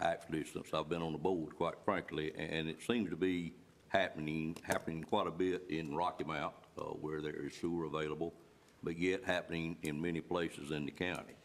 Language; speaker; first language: English; native; English